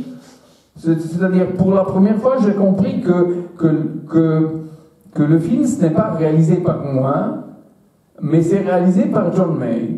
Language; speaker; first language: French; non-native, fluent; Italian